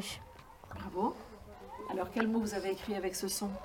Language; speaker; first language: French; native; French